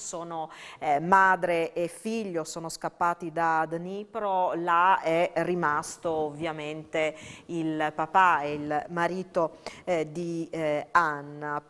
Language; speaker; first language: Italian; native; Italian